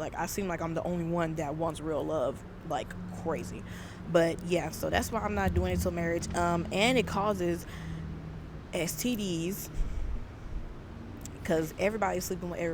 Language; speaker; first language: English; native; English